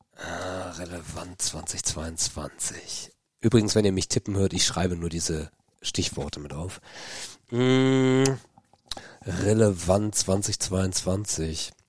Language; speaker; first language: German; native; German